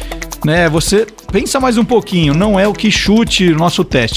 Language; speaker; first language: Portuguese; native; Portuguese